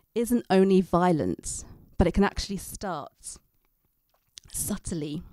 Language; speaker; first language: English; native; English